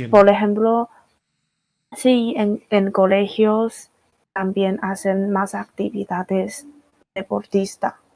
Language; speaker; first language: Spanish; non-native, fluent; Chinese